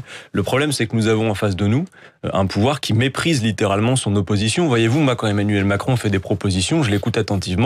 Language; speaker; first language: French; native; French